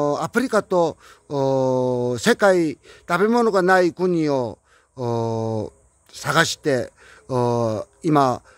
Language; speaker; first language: Japanese; non-native, learner; Korean